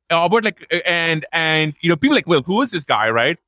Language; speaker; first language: English; non-native, local second language; Tamil